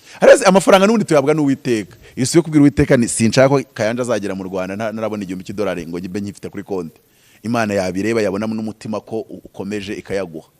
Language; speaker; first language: Kinyarwanda; native; Kinyarwanda